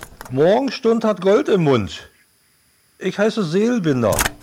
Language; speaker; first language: German; native; German